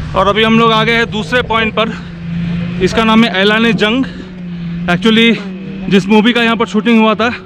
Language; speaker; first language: Hindi; non-native, local second language; Bangla